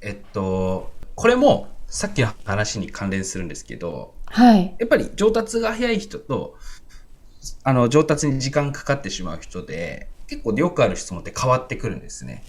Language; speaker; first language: Japanese; native; Japanese